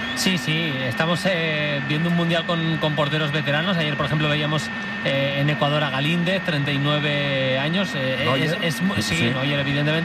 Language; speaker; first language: Spanish; native; Spanish